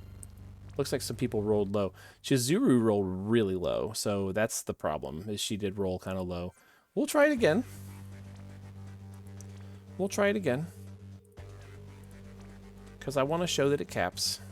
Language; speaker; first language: English; native; English